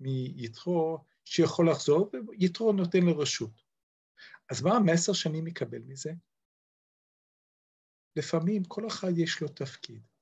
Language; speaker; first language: Hebrew; non-native, fluent; English